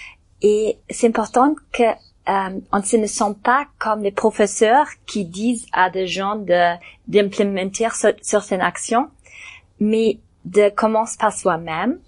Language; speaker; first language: French; non-native, learner; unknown